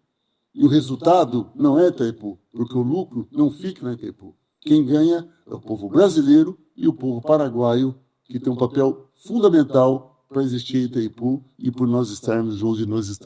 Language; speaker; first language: Portuguese; native; Portuguese